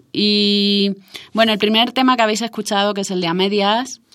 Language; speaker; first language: Spanish; native; Spanish